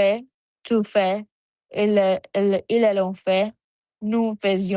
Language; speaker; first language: French; non-native, learner; Punjabi